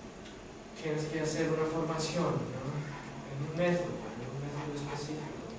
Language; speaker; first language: Spanish; non-native, fluent; Greek